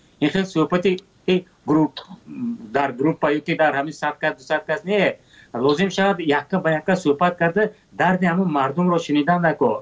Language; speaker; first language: Tajik; native; Tajik